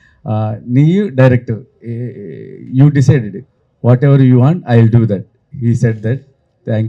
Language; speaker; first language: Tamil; non-native, learner; Telugu